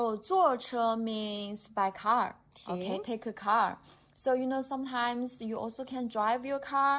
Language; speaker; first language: English; non-native, fluent; Chinese